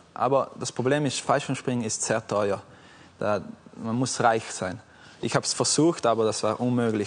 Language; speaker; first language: German; non-native, fluent; Italian